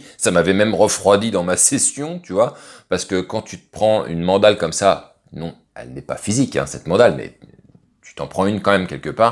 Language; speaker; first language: French; native; French